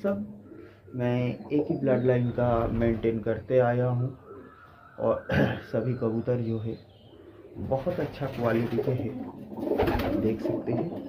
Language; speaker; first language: Hindi; non-native, local second language; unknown